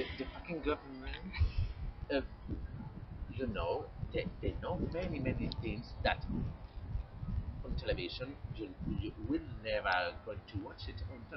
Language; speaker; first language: English; non-native, learner; Spanish